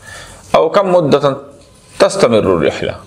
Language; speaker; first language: Arabic; non-native, fluent; Bangla